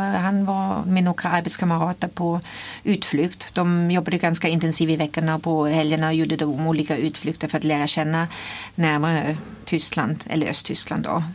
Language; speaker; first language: Swedish; non-native, fluent; German